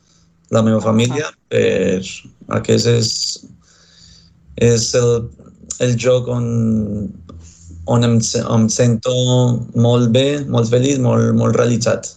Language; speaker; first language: Catalan; non-native, learner; Spanish